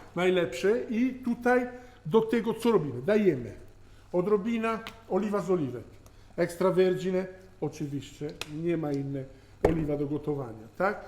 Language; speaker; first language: Polish; non-native, learner; Italian